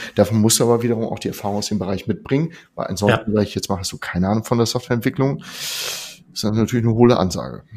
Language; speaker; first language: German; native; German